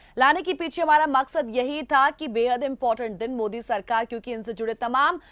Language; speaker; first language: Hindi; native; Hindi